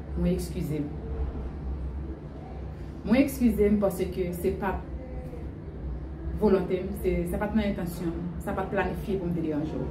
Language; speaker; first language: French; non-native, learner; Haitian Creole